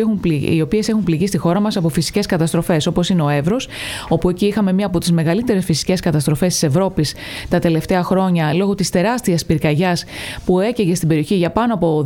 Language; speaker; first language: Greek; native; Greek